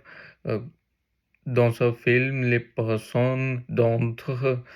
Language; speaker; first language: French; non-native, learner; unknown